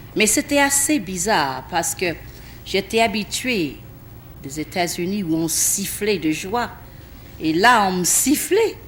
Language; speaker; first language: French; non-native, fluent; English